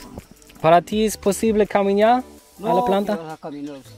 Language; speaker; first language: Spanish; non-native, learner; German